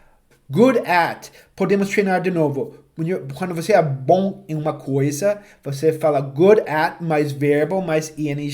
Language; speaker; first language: Portuguese; non-native, fluent; English